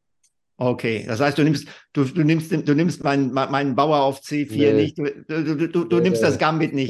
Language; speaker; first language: German; native; German